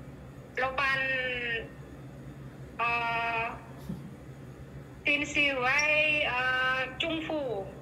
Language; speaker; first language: Cantonese; non-native, learner; Indonesian